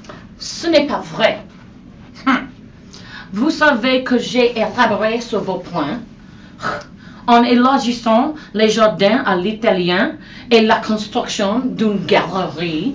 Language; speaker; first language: French; non-native, learner; English